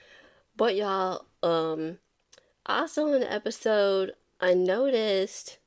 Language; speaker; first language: English; native; English